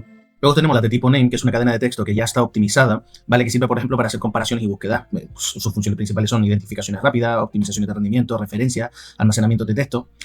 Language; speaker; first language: Spanish; native; Spanish